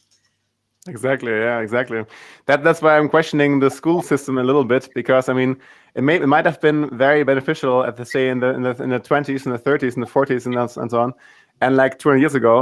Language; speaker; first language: English; non-native, fluent; German